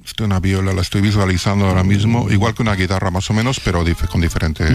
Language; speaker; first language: Spanish; native; Spanish